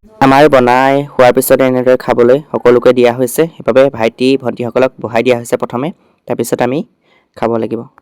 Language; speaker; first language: Assamese; non-native, local second language; Bodo